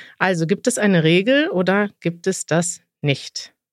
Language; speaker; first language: German; native; German